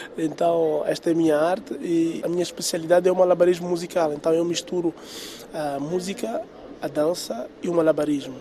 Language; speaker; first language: Portuguese; non-native, local second language; Tsonga